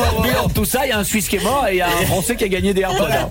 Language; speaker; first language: French; native; French